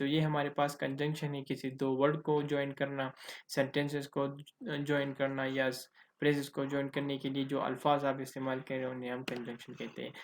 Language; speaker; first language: Urdu; non-native, local second language; Pashto